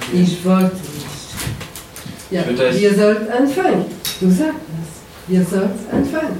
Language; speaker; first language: German; non-native, learner; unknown